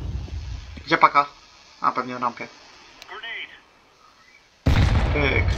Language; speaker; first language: Polish; native; Polish